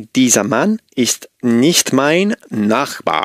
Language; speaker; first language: German; non-native, learner; Spanish